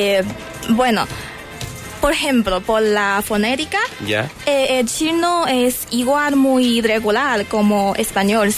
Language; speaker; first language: Spanish; non-native, learner; Chinese